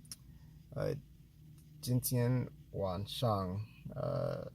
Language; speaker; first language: Chinese; non-native, learner; English